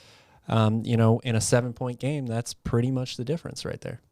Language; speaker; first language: English; native; English